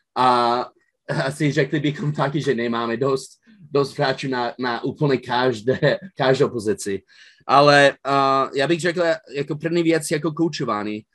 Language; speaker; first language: Czech; non-native, fluent; English